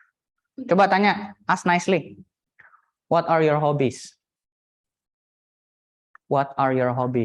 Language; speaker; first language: English; non-native, fluent; Indonesian